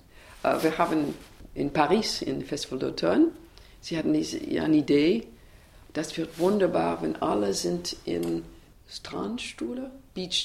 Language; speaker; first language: German; non-native, learner; English